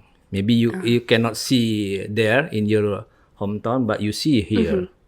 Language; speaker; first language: English; non-native, learner; Indonesian